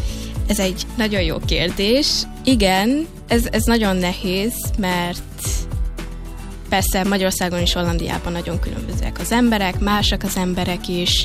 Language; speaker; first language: Hungarian; early bilingual, heritage; Hungarian